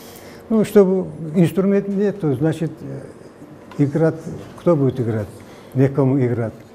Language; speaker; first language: Russian; non-native, local second language; Kumyk